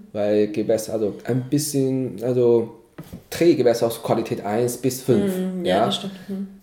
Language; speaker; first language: German; non-native, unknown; Chinese